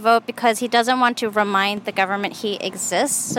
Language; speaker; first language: English; early bilingual, other home language; Chinese